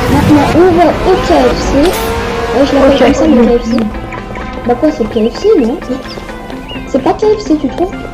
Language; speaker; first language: French; native; French